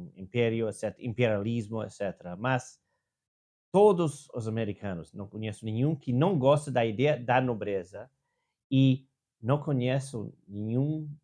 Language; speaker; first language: Portuguese; non-native, fluent; English